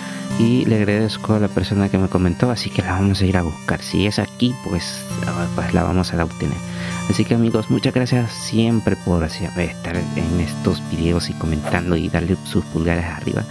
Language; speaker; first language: Spanish; native; Spanish